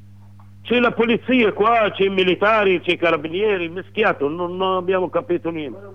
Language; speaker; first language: Italian; non-native, learner; Arabic